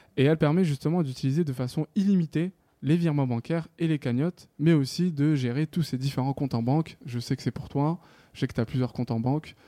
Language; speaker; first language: French; native; French